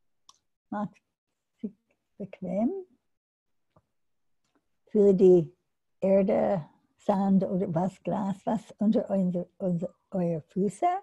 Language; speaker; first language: German; non-native, learner; English